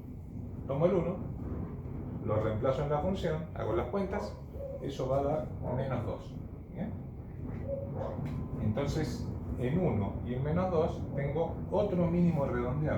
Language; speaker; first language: Spanish; native; Spanish